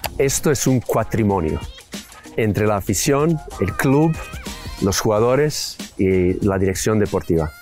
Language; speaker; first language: Spanish; non-native, fluent; Serbian